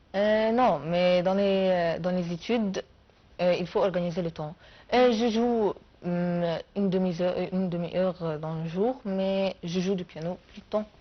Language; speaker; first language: French; non-native, fluent; Arabic